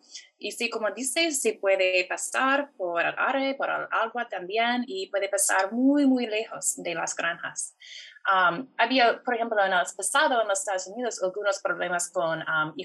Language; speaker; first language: Spanish; non-native, fluent; English